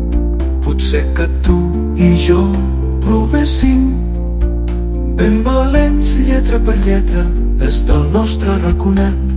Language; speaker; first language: Spanish; native; Spanish